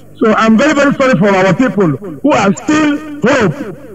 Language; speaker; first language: English; non-native, local second language; Igbo